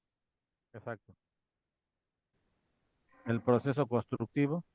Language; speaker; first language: Spanish; native; Spanish